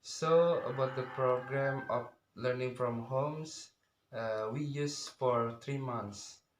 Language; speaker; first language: English; non-native, learner; Indonesian